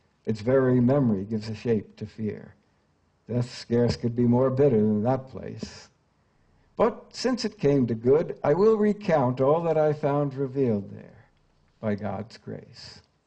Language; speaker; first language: English; native; English